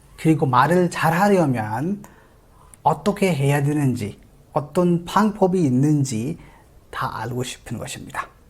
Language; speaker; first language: Korean; non-native, fluent; Hindi